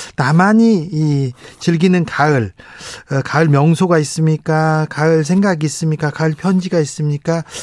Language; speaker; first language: Korean; native; Korean